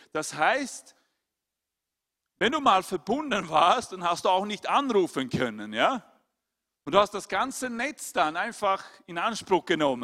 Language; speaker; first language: German; non-native, fluent; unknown